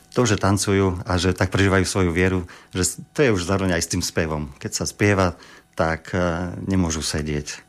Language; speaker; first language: Slovak; native; Slovak